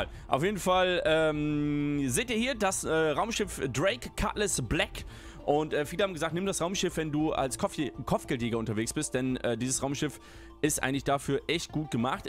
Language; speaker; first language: German; native; German